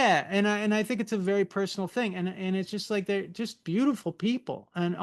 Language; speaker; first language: English; native; English